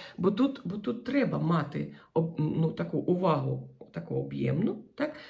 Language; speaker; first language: Ukrainian; non-native, local second language; Russian